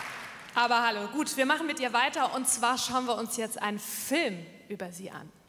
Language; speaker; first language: German; native; German